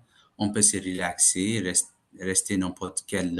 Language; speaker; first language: French; non-native, fluent; Tamil